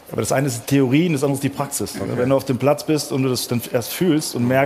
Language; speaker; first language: German; native; German